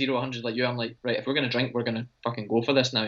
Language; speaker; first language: English; native; English